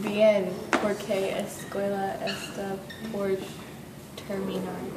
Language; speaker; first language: Spanish; non-native, learner; English